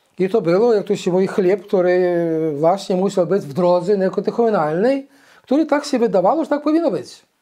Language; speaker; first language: Polish; early bilingual, heritage; Polish